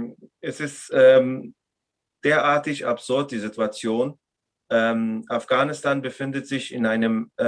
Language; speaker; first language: German; non-native, fluent; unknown